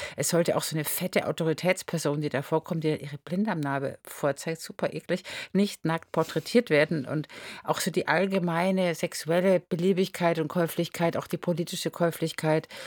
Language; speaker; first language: German; native; German